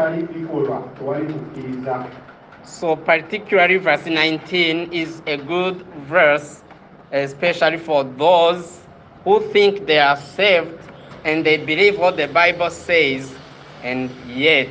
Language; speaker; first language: English; non-native, local second language; Kinyarwanda